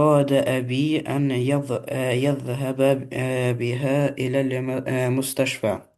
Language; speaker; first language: Arabic; non-native, learner; Albanian